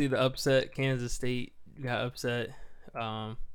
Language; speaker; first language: English; native; English